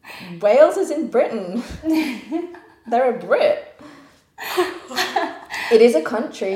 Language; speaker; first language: English; native; English